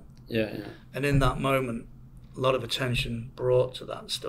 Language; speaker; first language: English; native; English